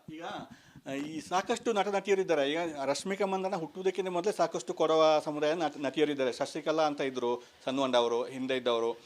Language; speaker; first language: Kannada; native; Kannada